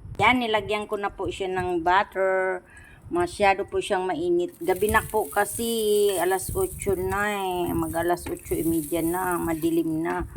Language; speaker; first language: Filipino; non-native, local second language; Masbatenyo